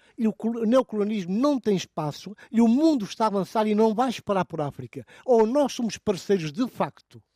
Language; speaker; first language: Portuguese; non-native, local second language; Upper Guinea Crioulo